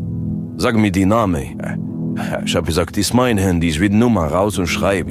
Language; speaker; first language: German; non-native, learner; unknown